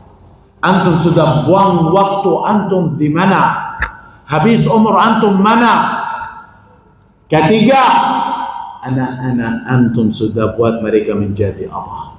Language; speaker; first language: Indonesian; non-native, fluent; Arabic